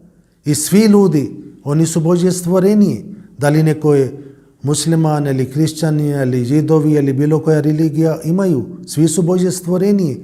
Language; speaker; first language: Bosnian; non-native, learner; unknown